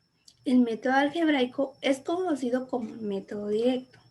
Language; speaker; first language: Spanish; native; Spanish